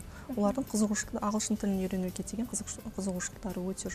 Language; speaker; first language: Kazakh; native; Kazakh